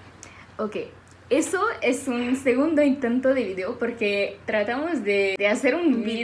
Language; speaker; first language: Spanish; non-native, fluent; French